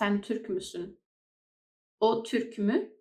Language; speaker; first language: Turkish; non-native, fluent; English